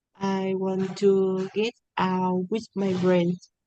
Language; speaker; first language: English; non-native, learner; Vietnamese